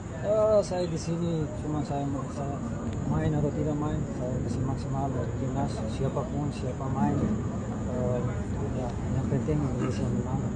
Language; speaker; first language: Indonesian; non-native, fluent; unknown